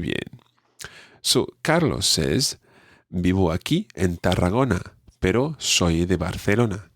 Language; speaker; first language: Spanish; non-native, fluent; English